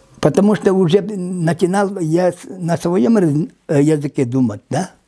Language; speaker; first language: Russian; non-native, local second language; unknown